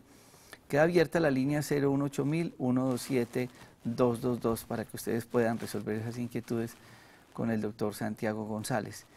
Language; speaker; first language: Spanish; native; Spanish